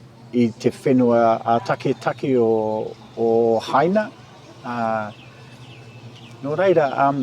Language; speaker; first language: Māori; non-native, local second language; English